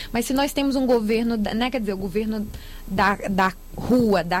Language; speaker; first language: Portuguese; native; Portuguese